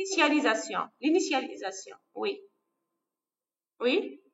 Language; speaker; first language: French; non-native, local second language; Arabic